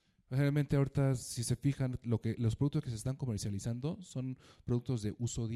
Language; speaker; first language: Spanish; native; Spanish